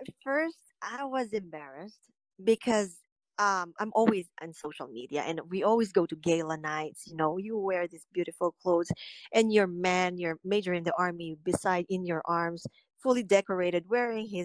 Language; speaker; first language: English; non-native, local second language; Filipino